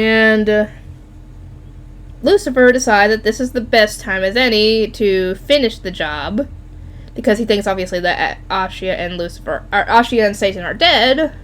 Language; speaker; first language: English; native; English